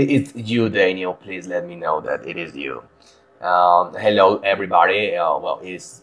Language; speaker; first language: English; non-native, fluent; Spanish